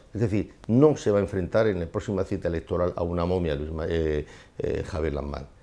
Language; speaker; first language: Spanish; native; Spanish